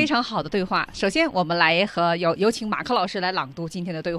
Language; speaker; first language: Chinese; native; Chinese